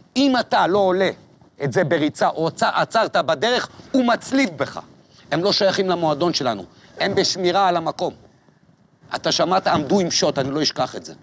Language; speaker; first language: Hebrew; native; Hebrew